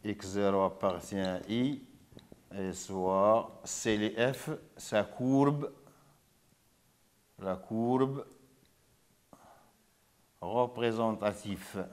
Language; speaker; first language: French; non-native, local second language; Arabic